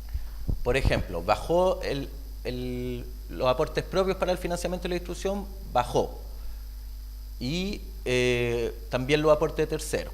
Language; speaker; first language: Spanish; native; Spanish